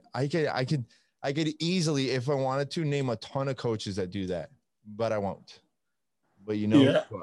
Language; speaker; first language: English; non-native, fluent; Italian